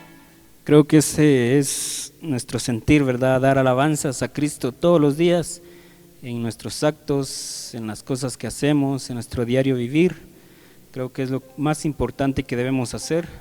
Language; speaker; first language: Spanish; native; Spanish